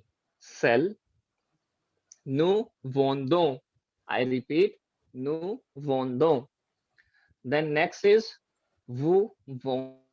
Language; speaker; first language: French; non-native, learner; Hindi